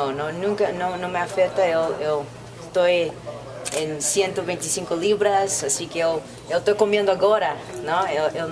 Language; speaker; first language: Portuguese; non-native, learner; Spanish